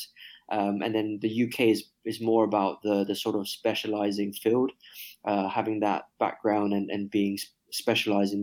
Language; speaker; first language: English; non-native, local second language; Cantonese